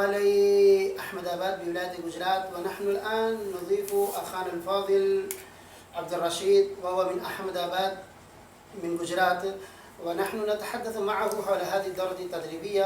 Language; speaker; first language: Arabic; non-native, fluent; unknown